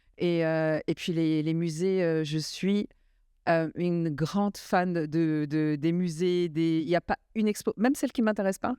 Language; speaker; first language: French; early bilingual, other home language; Arabic